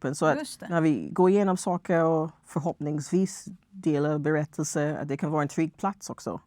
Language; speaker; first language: Swedish; non-native, fluent; English